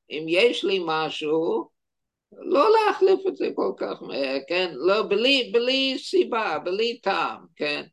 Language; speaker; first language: Hebrew; non-native, fluent; English